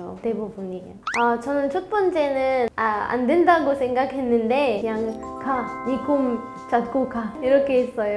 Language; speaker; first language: Korean; non-native, fluent; Arabic